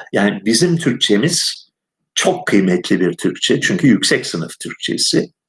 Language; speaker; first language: Turkish; native; Turkish